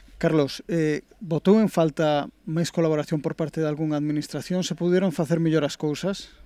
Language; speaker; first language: Galician; non-native, local second language; Spanish